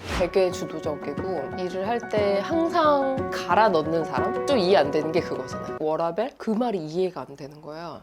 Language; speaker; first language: Korean; native; Korean